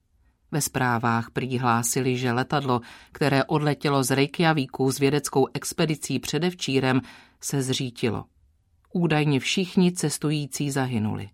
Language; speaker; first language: Czech; native; Czech